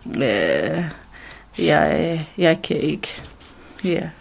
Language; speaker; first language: Danish; non-native, learner; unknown